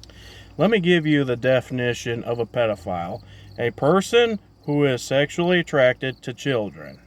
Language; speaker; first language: English; native; English